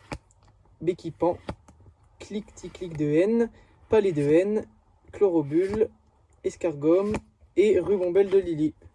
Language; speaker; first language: French; native; French